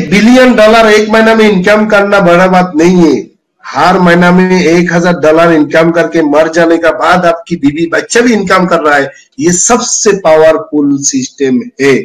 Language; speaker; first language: Hindi; non-native, fluent; Bangla